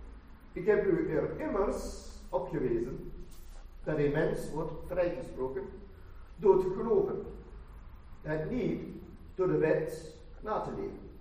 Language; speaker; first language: Dutch; non-native, fluent; German